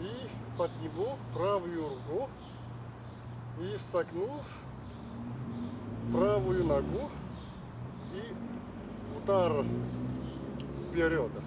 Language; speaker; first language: Russian; non-native, learner; Chinese